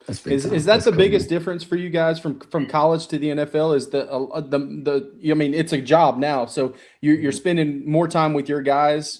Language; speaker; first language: English; native; English